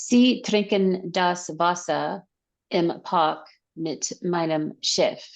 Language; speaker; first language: German; non-native, learner; English